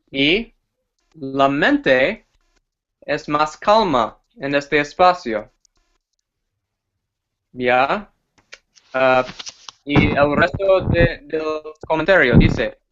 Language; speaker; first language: Spanish; non-native, fluent; English